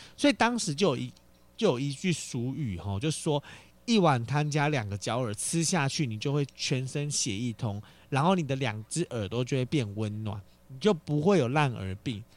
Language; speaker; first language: Chinese; native; Chinese